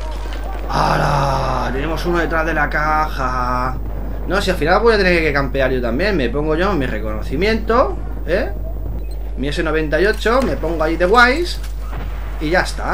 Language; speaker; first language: Spanish; native; Spanish